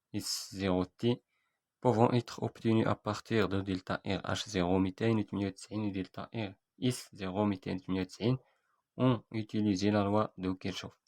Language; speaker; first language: French; non-native, local second language; Arabic